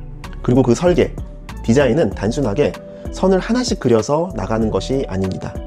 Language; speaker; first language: Korean; native; Korean